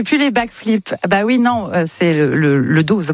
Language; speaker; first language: French; native; French